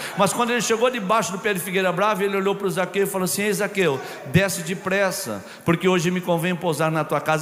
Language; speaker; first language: Portuguese; native; Portuguese